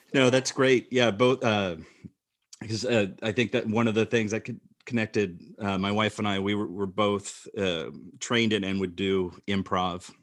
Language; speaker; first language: English; native; English